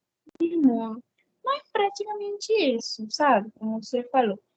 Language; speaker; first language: Portuguese; non-native, fluent; Spanish